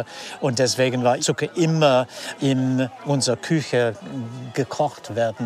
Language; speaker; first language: German; non-native, fluent; English